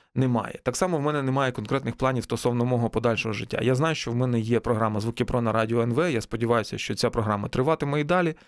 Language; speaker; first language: Ukrainian; native; Ukrainian